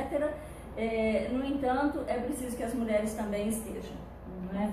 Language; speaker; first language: Portuguese; native; Portuguese